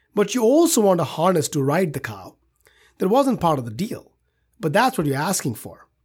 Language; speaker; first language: English; non-native, local second language; Hindi